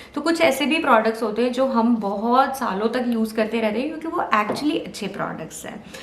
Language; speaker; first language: Hindi; native; Hindi